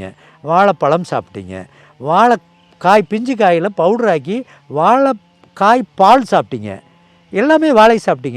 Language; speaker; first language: Tamil; native; Tamil